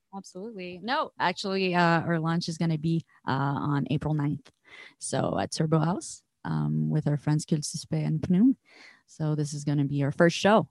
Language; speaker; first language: English; native; English